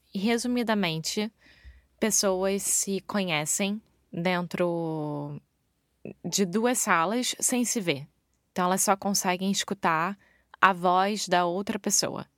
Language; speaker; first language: Portuguese; native; Portuguese